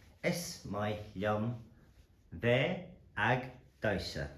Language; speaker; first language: Irish; non-native, local second language; English